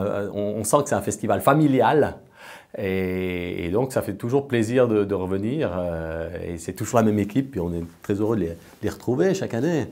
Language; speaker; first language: French; native; French